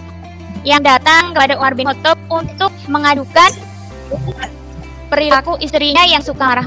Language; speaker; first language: Indonesian; native; Indonesian